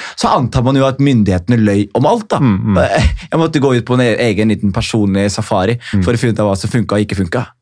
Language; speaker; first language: Norwegian; early bilingual, other home language; Somali